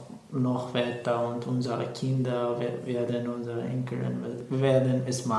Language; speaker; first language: German; non-native, learner; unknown